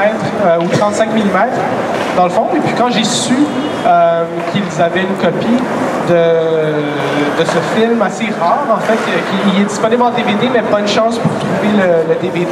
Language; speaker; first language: French; native; French